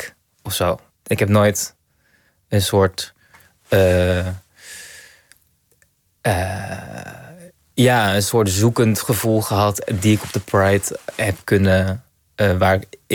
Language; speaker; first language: Dutch; native; Dutch